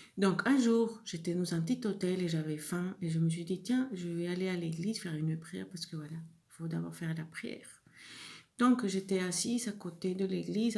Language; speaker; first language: French; non-native, fluent; Spanish